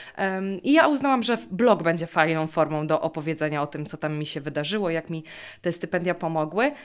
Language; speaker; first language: Polish; native; Polish